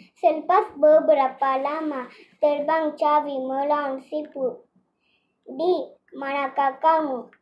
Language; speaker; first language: Malay; non-native, local second language; Tamil